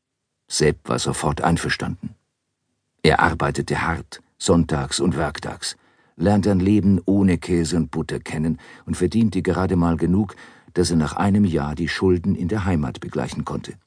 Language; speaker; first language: German; native; German